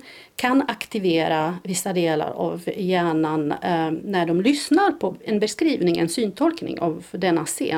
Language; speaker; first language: Swedish; non-native, fluent; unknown